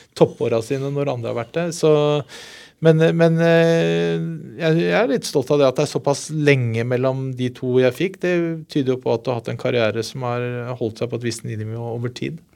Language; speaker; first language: Norwegian; native; Norwegian